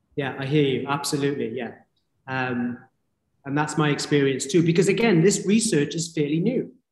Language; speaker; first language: English; native; English